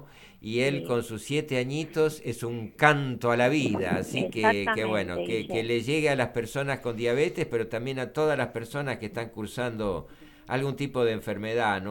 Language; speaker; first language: Spanish; native; Spanish